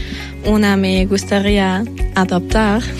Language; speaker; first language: Spanish; non-native, fluent; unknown